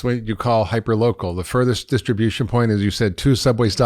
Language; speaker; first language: English; native; English